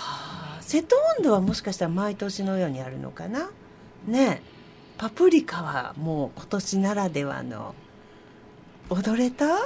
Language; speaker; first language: Japanese; native; Japanese